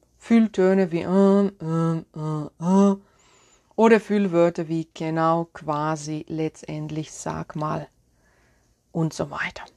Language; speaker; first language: German; non-native, fluent; Finnish